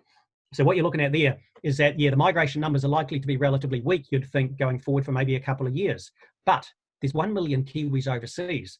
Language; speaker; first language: English; native; English